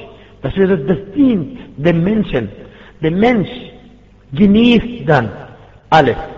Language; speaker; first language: German; non-native, fluent; Arabic